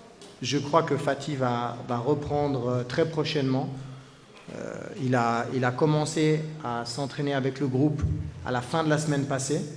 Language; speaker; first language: French; native; French